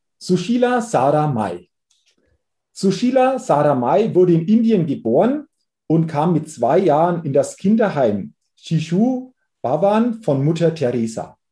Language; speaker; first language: German; native; German